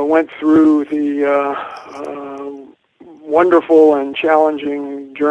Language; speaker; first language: English; native; English